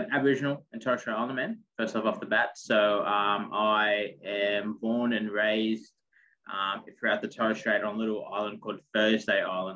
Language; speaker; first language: English; non-native, local second language; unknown